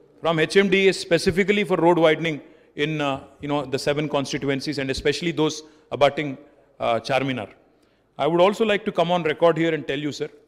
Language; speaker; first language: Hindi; non-native, local second language; Telugu